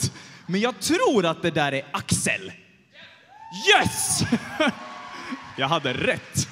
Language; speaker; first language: Swedish; native; Swedish